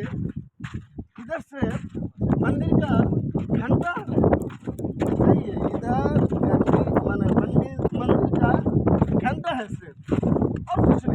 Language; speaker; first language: Hindi; non-native, learner; Bangla